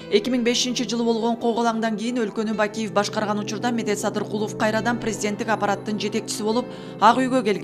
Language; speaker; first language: Kyrgyz; native; Kyrgyz